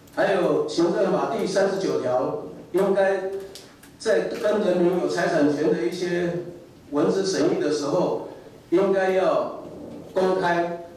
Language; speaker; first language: Chinese; native; Chinese